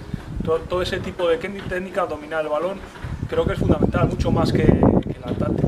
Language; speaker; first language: Spanish; native; Spanish